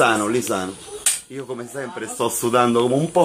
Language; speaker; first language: Italian; native; Italian